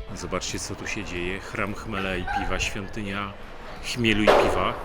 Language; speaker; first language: Polish; native; Polish